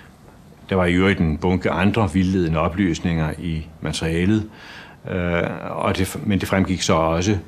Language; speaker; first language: Danish; native; Danish